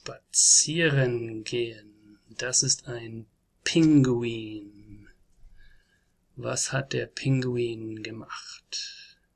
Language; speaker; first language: German; non-native, learner; English